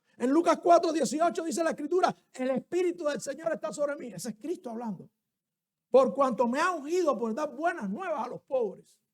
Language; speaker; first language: Spanish; native; Spanish